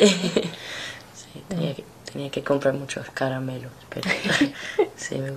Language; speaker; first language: Spanish; non-native, fluent; English